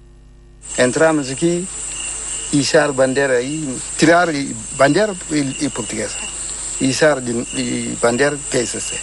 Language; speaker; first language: Portuguese; non-native, learner; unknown